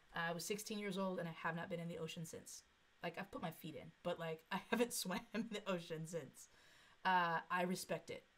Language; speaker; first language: English; native; English